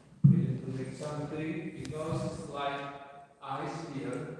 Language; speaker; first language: English; non-native, learner; Indonesian